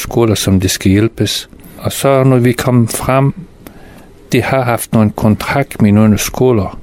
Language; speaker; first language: Danish; non-native, fluent; Persian